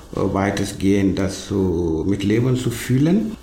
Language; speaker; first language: German; non-native, fluent; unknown